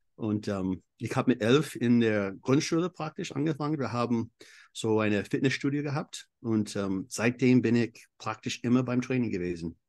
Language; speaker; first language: German; non-native, fluent; English